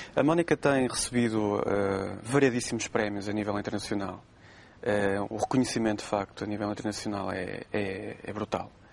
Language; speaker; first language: Portuguese; native; Portuguese